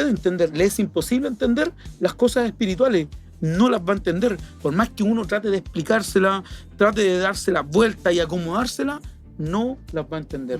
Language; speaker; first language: Spanish; native; Spanish